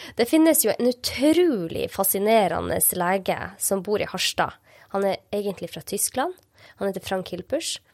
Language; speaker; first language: Norwegian; native; Norwegian